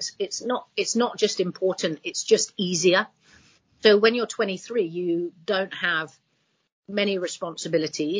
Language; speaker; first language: English; native; English